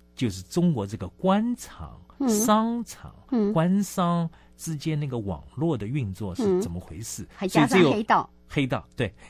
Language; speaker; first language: Chinese; native; Chinese